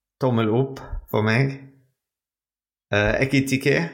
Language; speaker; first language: Norwegian; non-native, fluent; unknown